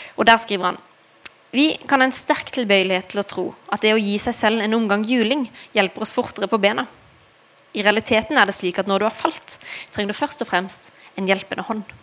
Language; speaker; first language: Norwegian; early bilingual, heritage; Norwegian